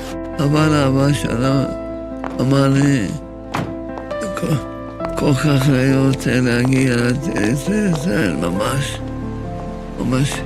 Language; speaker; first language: Hebrew; early bilingual, other home language; Arabic